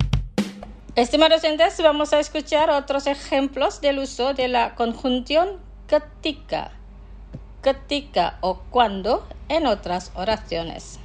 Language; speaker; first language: Spanish; non-native, fluent; Indonesian